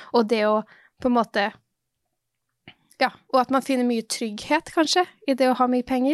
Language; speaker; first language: Norwegian; native; Norwegian